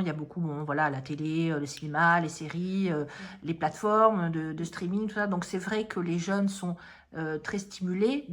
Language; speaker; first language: French; native; French